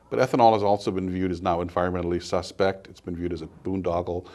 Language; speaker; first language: English; native; English